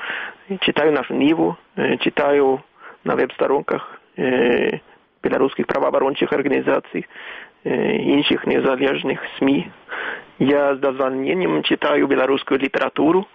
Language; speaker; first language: Belarusian; non-native, fluent; Swedish